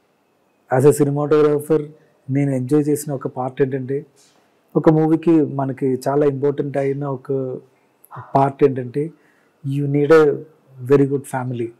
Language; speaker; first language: Telugu; non-native, learner; Malayalam